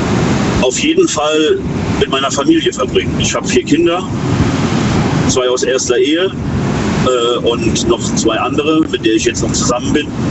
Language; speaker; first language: German; native; German